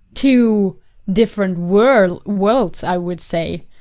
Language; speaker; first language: English; non-native, fluent; German